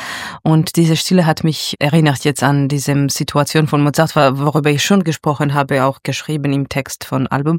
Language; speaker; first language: German; non-native, fluent; Georgian